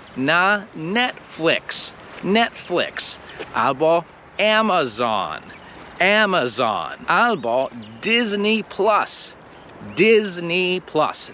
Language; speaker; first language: Polish; non-native, fluent; English